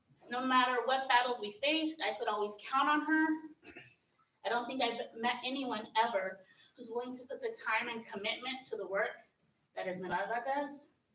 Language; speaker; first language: English; early bilingual, other home language; Spanish